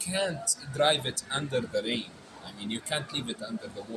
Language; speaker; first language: English; non-native, fluent; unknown